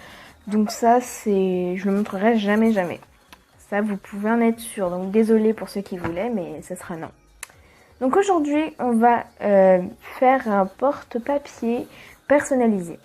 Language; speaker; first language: French; native; French